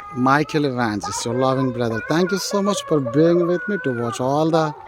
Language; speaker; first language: English; non-native, local second language; Telugu